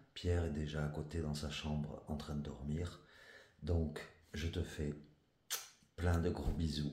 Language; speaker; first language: French; native; French